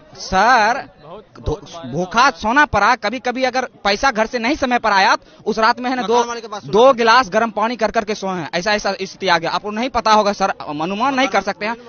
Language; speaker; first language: Hindi; native; Hindi